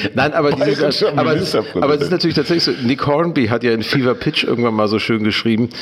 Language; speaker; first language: German; native; German